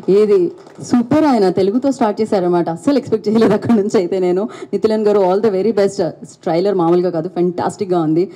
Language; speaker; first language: Telugu; native; Telugu